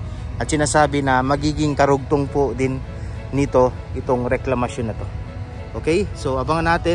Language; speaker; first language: Filipino; native; Filipino